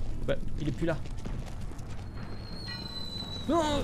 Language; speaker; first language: French; native; French